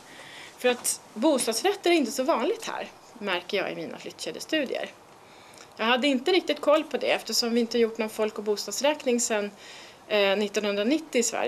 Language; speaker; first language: Swedish; native; Swedish